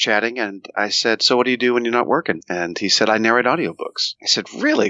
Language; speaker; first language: English; native; English